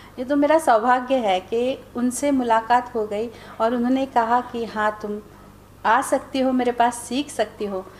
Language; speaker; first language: Hindi; non-native, local second language; Marathi